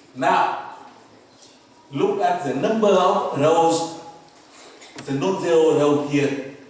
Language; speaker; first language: English; non-native, fluent; Vietnamese